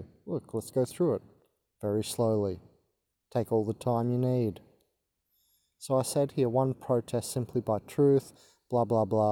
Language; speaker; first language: English; native; English